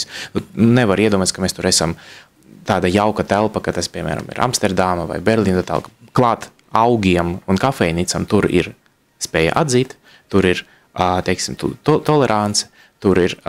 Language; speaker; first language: Latvian; non-native, local second language; Russian